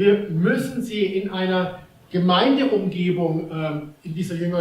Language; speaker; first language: German; native; German